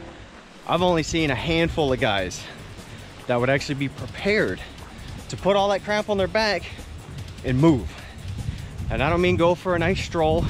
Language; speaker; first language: English; native; English